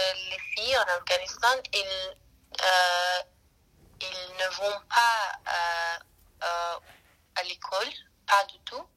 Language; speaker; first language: French; non-native, learner; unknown